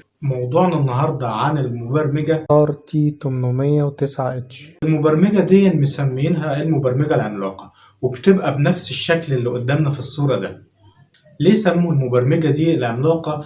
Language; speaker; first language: Arabic; native; Arabic